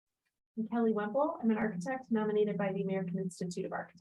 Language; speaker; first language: English; native; English